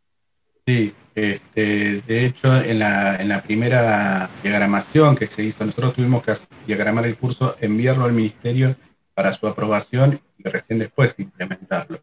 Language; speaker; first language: Spanish; native; Spanish